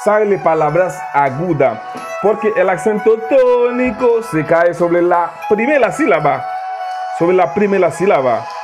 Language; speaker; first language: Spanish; non-native, learner; Haitian Creole